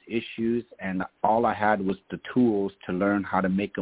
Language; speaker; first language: English; early bilingual, other home language; German